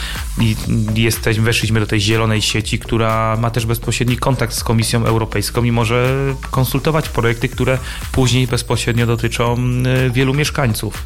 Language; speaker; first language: Polish; native; Polish